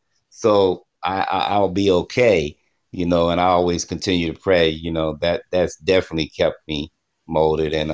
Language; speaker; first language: English; native; English